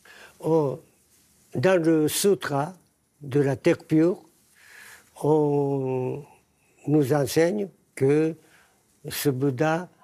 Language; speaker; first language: French; non-native, fluent; Japanese